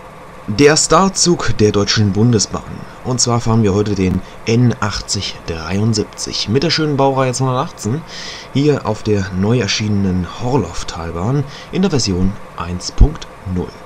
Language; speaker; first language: German; native; German